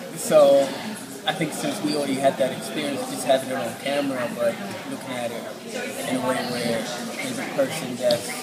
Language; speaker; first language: English; early bilingual, other home language; Somali